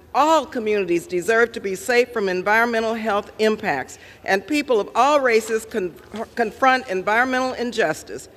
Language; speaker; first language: English; native; English